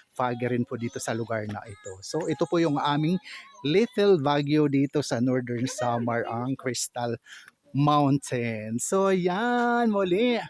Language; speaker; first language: Filipino; non-native, local second language; Waray